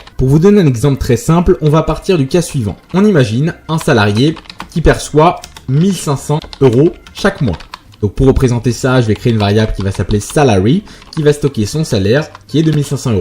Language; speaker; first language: French; native; French